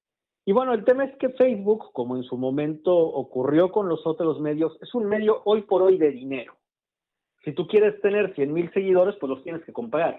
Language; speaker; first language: Spanish; native; Spanish